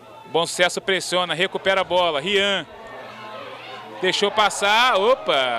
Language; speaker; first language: Portuguese; native; Portuguese